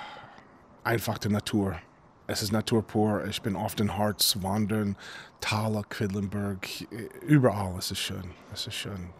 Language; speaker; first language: German; non-native, fluent; English